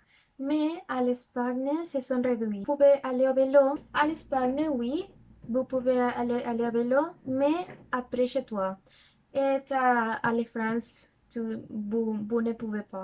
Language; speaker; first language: French; non-native, learner; Spanish